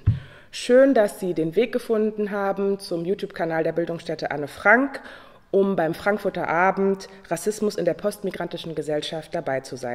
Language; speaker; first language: German; native; German